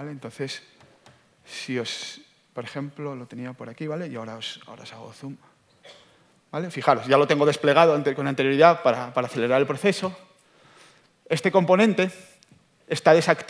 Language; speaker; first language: Spanish; native; Spanish